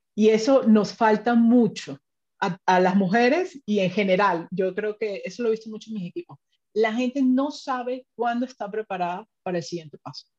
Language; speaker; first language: Spanish; native; Spanish